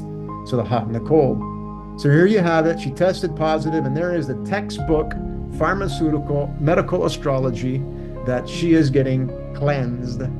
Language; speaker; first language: English; native; English